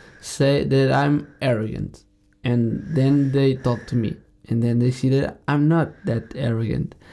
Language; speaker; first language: English; non-native, fluent; Portuguese